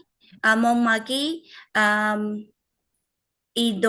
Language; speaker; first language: French; non-native, learner; Vietnamese